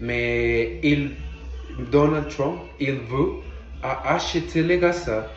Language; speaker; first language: French; non-native, learner; Portuguese